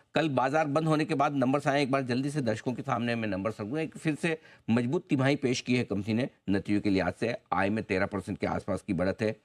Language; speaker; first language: Hindi; native; Hindi